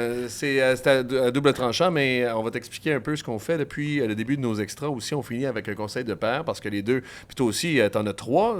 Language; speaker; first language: French; native; French